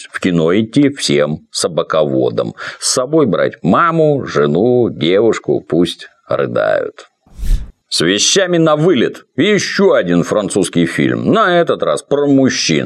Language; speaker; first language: Russian; native; Russian